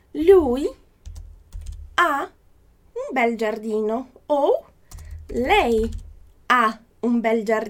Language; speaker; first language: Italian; non-native, fluent; Portuguese